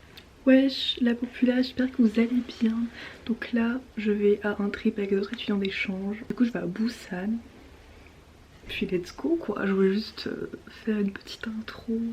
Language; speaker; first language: French; native; French